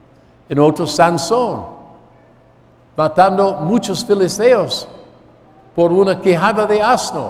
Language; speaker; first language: Spanish; non-native, fluent; English